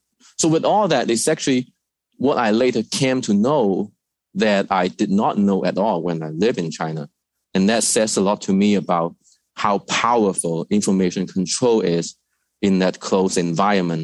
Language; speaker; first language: English; non-native, fluent; Cantonese